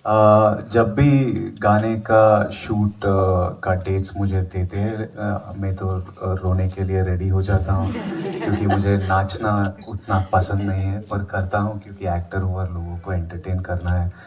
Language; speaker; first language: Hindi; non-native, local second language; Telugu